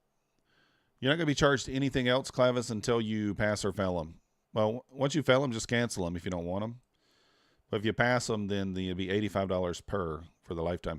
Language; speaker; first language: English; native; English